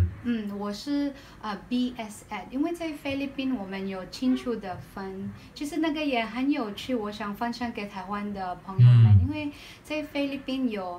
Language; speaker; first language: Chinese; non-native, learner; Filipino